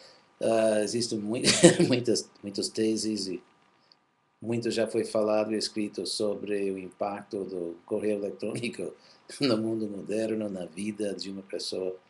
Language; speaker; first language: Portuguese; non-native, fluent; English